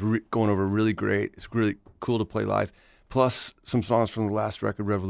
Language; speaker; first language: English; native; English